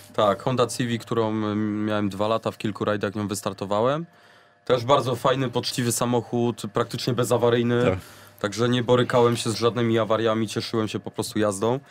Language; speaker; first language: Polish; native; Polish